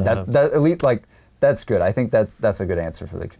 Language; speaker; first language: English; native; English